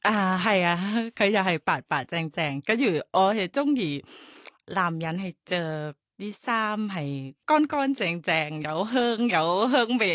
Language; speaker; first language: Cantonese; non-native, fluent; Thai